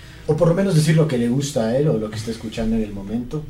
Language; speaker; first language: Spanish; native; Spanish